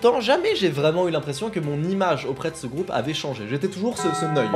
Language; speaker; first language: French; native; French